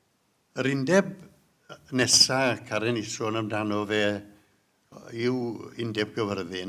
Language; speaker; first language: Welsh; native; Welsh